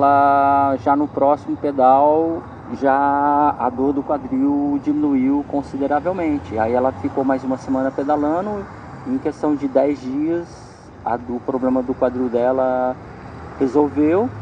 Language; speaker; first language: Portuguese; native; Portuguese